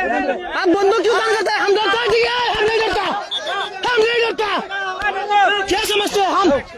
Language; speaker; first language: Hindi; non-native, learner; Bangla